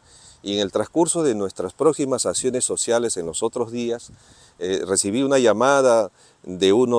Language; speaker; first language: Spanish; native; Spanish